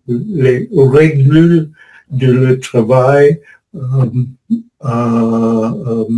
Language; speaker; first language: French; non-native, learner; English